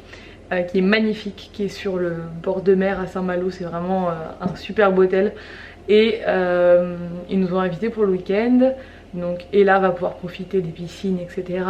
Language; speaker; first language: French; native; French